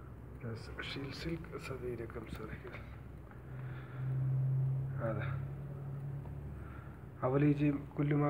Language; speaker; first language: Arabic; non-native, learner; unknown